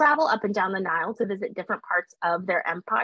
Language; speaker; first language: English; native; English